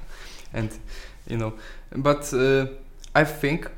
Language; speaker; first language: English; non-native, learner; Polish